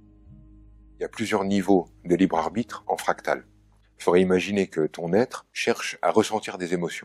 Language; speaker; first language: French; native; French